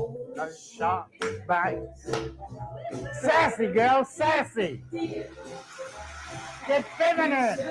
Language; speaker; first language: English; native; English